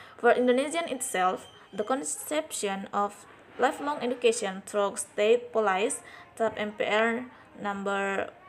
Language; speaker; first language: English; non-native, learner; Indonesian